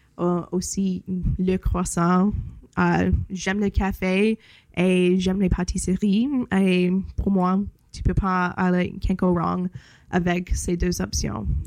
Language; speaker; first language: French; non-native, local second language; English